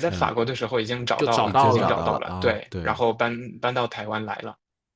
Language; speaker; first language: Chinese; non-native, fluent; French